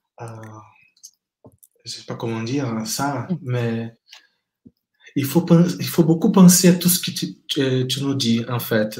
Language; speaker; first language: French; non-native, fluent; Portuguese